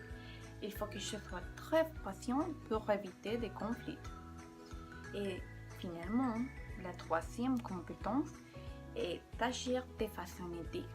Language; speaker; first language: French; non-native, learner; Spanish